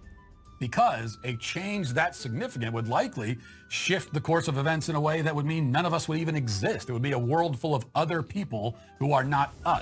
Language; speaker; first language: English; native; English